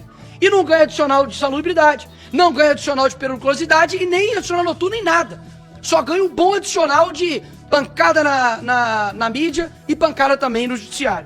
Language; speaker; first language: Portuguese; native; Portuguese